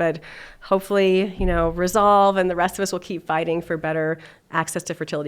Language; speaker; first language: English; native; English